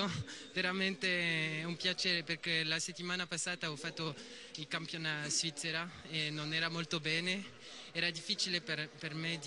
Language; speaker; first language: Italian; non-native, learner; French